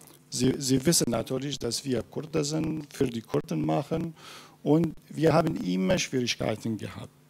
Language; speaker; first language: German; non-native, fluent; Kurdish